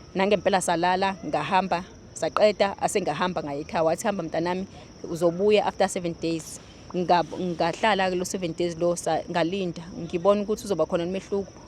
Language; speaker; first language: Zulu; native; Zulu